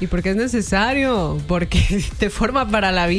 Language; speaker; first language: Spanish; native; Spanish